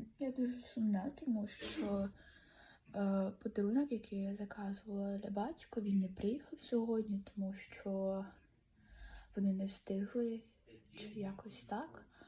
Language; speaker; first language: Ukrainian; non-native, local second language; Russian